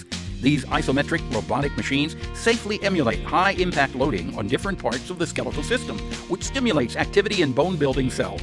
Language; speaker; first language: English; native; English